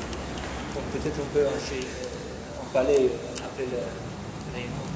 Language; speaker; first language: French; non-native, fluent; Dutch